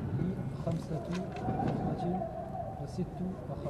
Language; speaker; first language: Arabic; non-native, learner; French